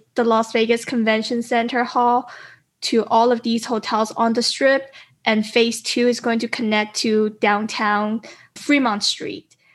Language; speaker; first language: English; native; English